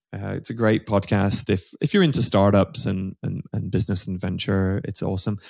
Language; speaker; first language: English; native; English